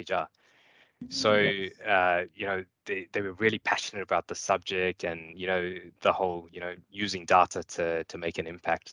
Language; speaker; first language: English; native; English